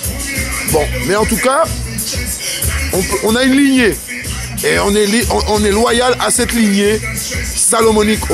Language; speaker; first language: French; native; French